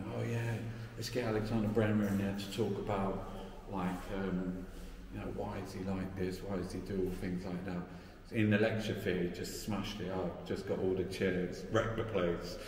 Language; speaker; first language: English; native; English